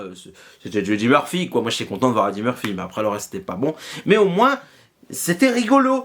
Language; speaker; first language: French; native; French